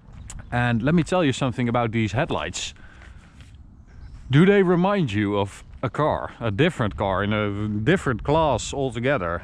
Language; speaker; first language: English; non-native, fluent; Dutch